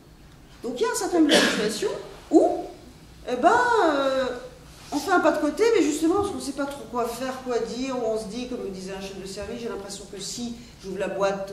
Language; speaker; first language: French; native; French